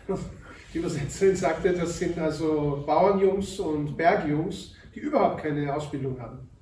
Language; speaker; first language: German; native; German